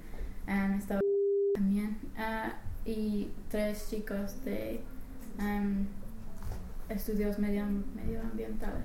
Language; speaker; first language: Spanish; non-native, fluent; English